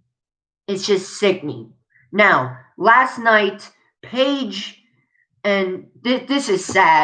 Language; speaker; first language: English; native; English